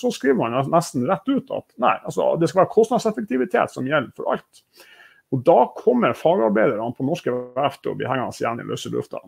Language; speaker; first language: Norwegian; native; Norwegian